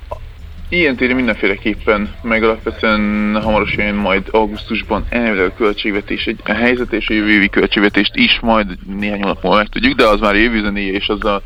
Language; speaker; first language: Hungarian; native; Hungarian